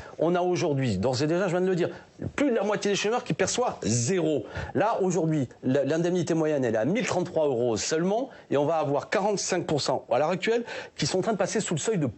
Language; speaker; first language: French; native; French